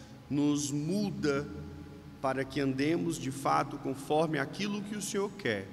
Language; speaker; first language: Portuguese; native; Portuguese